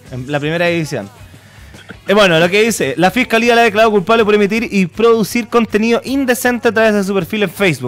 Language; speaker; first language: Spanish; native; Spanish